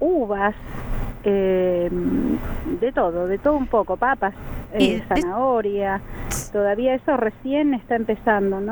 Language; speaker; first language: Spanish; native; Spanish